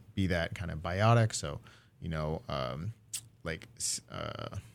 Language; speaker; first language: English; early bilingual, other home language; Japanese